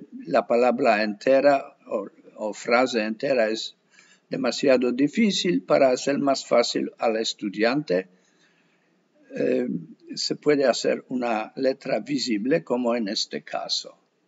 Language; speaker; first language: Spanish; non-native, fluent; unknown